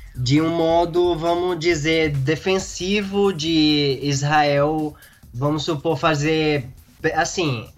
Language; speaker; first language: Portuguese; non-native, fluent; Arabic